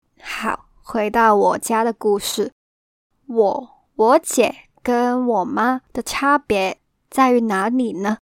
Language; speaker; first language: Chinese; non-native, local second language; Cantonese